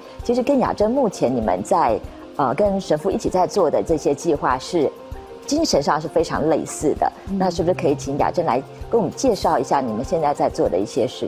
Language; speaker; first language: Chinese; native; Chinese